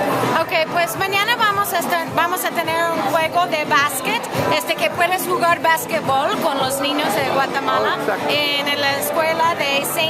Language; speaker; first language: Spanish; non-native, fluent; English